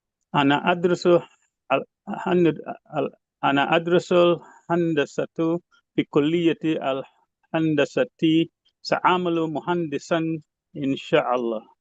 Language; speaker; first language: Arabic; non-native, learner; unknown